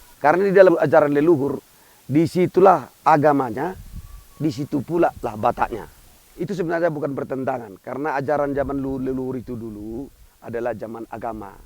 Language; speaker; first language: Indonesian; non-native, local second language; Batak Toba